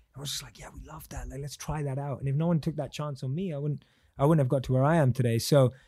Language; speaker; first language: English; native; English